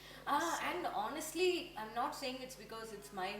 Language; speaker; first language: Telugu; non-native, learner; Tamil